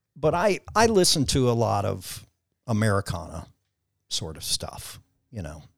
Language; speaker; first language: English; native; English